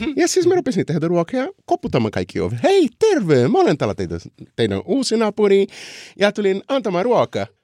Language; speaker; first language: Finnish; non-native, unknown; Portuguese